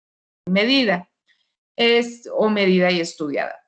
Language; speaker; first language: Spanish; native; Spanish